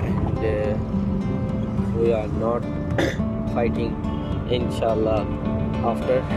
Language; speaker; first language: English; non-native, learner; Urdu